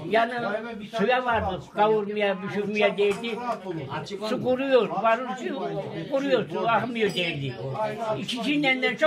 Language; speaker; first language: Turkish; native; Turkish